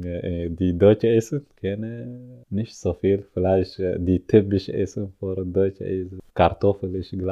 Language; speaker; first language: German; non-native, learner; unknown